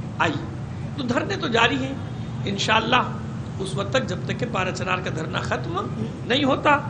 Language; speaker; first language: Urdu; native; Urdu